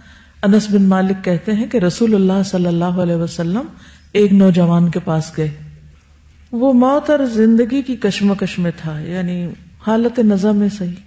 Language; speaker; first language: Urdu; native; Urdu